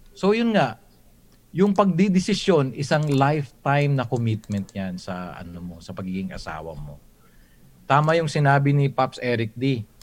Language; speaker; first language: Filipino; native; Filipino